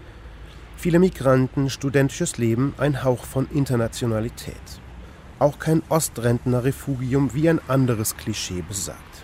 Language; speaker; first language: German; native; German